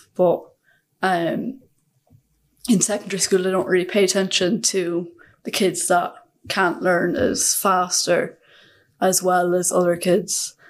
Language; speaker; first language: English; native; English